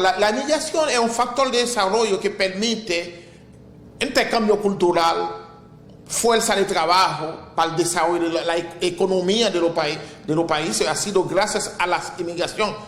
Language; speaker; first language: Spanish; non-native, fluent; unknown